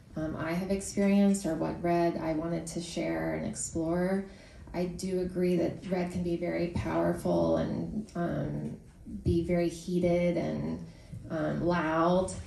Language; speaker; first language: English; native; English